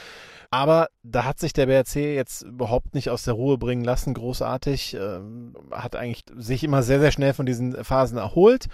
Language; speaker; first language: German; native; German